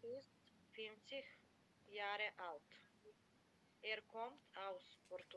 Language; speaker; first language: German; non-native, learner; Macedonian